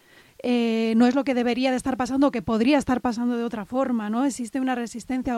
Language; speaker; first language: Spanish; native; Spanish